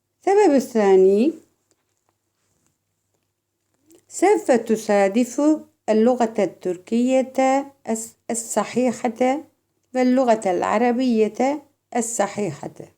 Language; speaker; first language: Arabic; non-native, fluent; Turkish